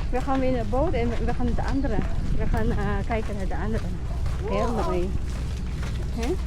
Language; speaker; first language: Dutch; non-native, learner; Filipino